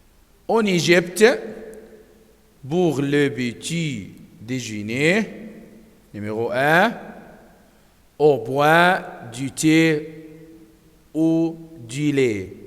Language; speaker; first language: French; non-native, fluent; Arabic